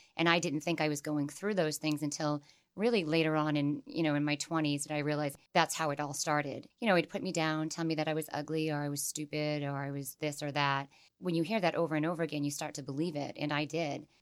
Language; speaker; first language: English; native; English